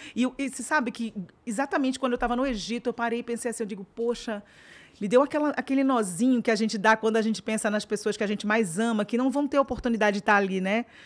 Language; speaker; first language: Portuguese; native; Portuguese